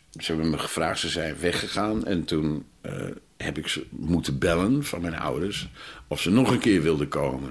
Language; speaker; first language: Dutch; native; Dutch